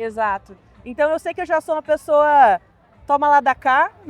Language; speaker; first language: Portuguese; native; Portuguese